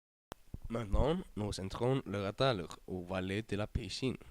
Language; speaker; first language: French; non-native, learner; Icelandic